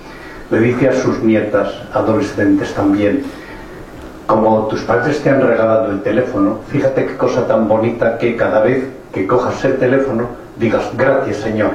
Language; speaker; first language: Spanish; native; Spanish